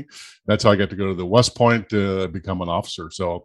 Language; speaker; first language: English; native; English